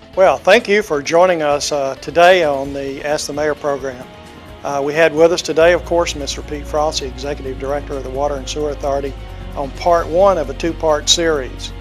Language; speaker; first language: English; native; English